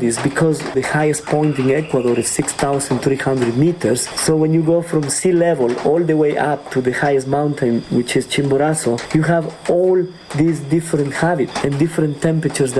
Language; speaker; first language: English; non-native, fluent; Spanish